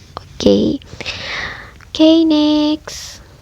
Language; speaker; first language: English; non-native, fluent; Indonesian